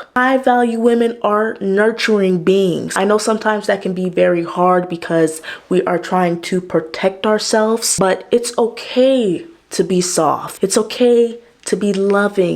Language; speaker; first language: English; native; English